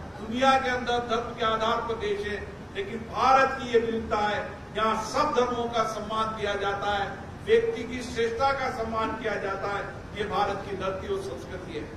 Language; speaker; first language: Hindi; native; Hindi